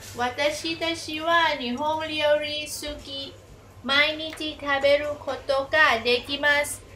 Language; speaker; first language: Japanese; non-native, learner; Thai